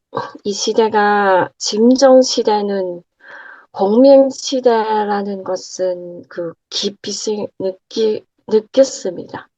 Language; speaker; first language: Korean; non-native, learner; Thai